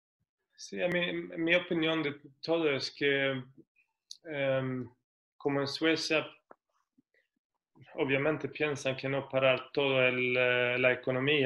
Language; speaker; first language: Spanish; non-native, fluent; Swedish